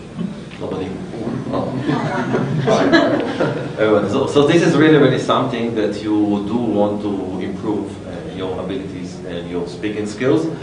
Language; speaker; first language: English; non-native, fluent; Hebrew